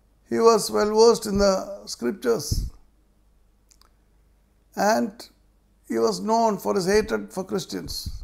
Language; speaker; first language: English; non-native, local second language; Malayalam